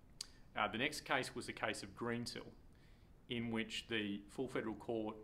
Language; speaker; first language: English; native; English